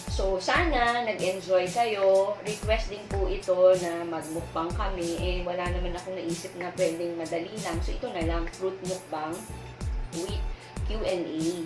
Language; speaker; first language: Filipino; non-native, local second language; Iloko